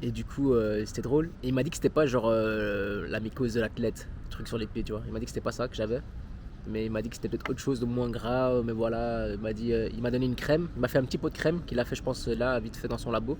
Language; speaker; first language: French; native; French